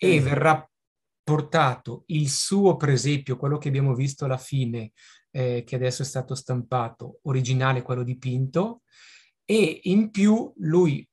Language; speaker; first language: Italian; native; Italian